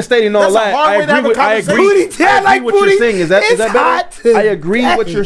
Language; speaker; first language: English; native; English